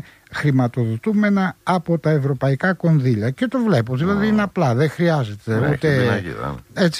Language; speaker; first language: Greek; native; Greek